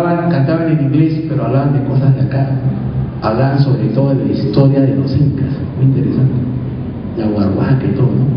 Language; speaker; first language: Spanish; native; Spanish